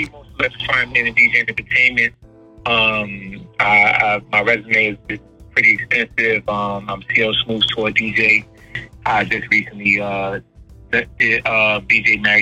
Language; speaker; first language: English; native; English